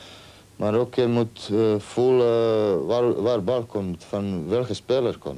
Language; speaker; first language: Dutch; non-native, learner; Croatian